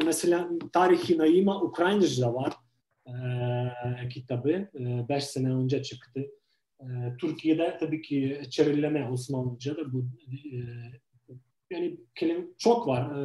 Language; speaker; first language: Turkish; non-native, fluent; Ukrainian